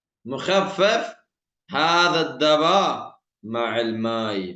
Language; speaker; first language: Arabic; non-native, fluent; Malayalam